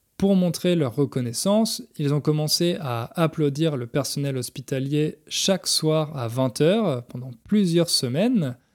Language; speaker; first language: French; native; French